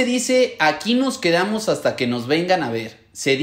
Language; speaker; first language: Spanish; native; Spanish